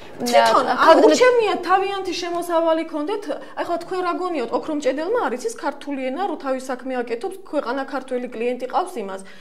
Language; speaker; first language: Georgian; non-native, local second language; Armenian